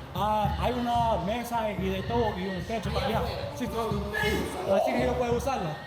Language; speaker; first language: Spanish; non-native, learner; English